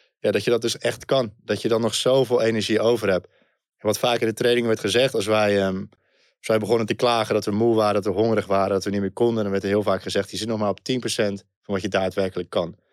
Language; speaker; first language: Dutch; native; Dutch